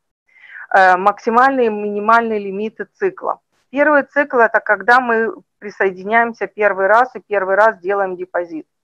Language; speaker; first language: Russian; native; Russian